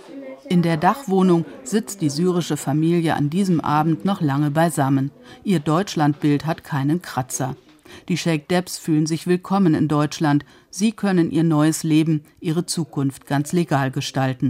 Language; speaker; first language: German; native; German